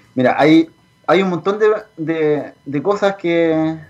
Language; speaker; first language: Spanish; native; Spanish